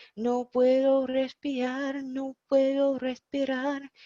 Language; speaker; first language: Spanish; non-native, fluent; English